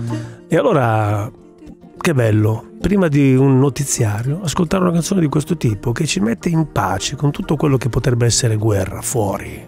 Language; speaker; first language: Italian; native; Italian